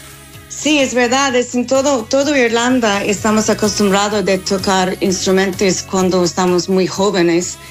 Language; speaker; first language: Spanish; non-native, fluent; English